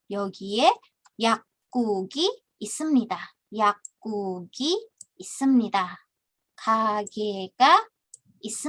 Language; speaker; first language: Korean; non-native, fluent; Indonesian